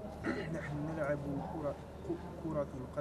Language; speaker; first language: Arabic; non-native, learner; French